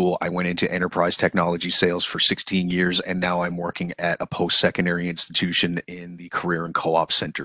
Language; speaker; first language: English; native; English